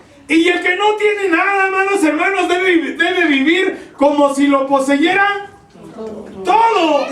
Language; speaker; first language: Spanish; native; Spanish